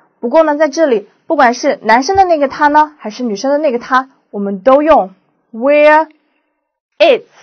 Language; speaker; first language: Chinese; native; Chinese